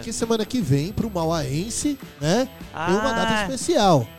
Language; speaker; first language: Portuguese; native; Portuguese